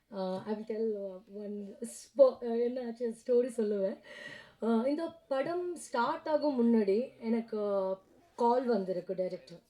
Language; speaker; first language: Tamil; non-native, learner; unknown